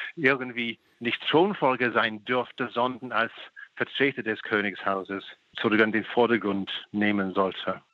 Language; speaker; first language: German; non-native, fluent; English